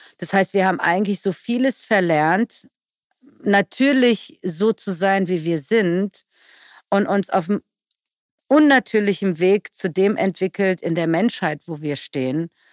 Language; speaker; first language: German; early bilingual, other home language; Persian